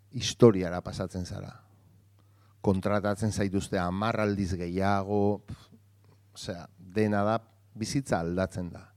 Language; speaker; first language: Basque; non-native, local second language; Spanish